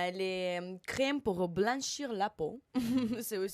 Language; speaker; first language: French; non-native, learner; Russian